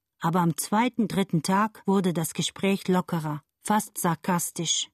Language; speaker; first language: German; non-native, fluent; Bulgarian